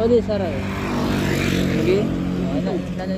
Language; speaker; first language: Korean; non-native, learner; Filipino